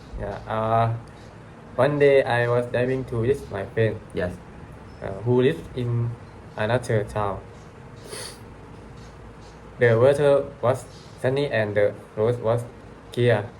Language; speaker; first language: English; non-native, learner; Thai